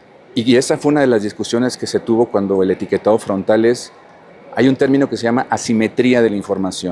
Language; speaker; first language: Spanish; native; Spanish